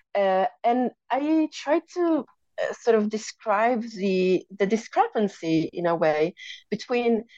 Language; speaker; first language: English; non-native, fluent; Italian